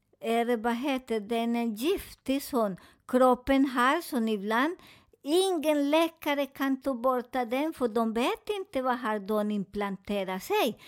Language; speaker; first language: Swedish; non-native, learner; Spanish